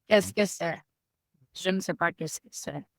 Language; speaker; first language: French; non-native, learner; Spanish